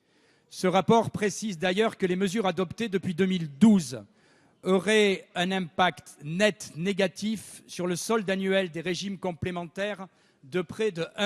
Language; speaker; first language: French; native; French